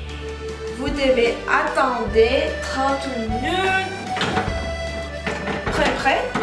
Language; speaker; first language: French; non-native, learner; Spanish